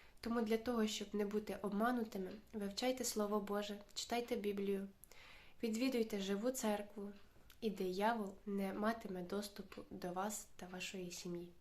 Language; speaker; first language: Ukrainian; native; Ukrainian